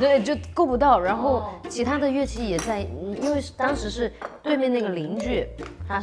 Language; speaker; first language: Chinese; native; Chinese